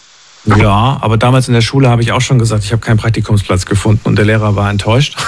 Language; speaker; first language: German; native; German